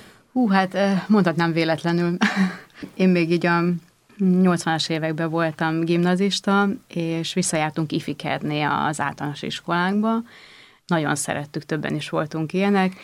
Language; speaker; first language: Hungarian; native; Hungarian